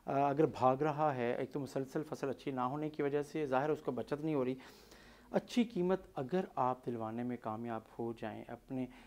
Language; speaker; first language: Urdu; non-native, local second language; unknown